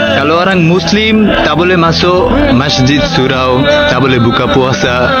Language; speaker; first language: Malay; non-native, learner; Bangla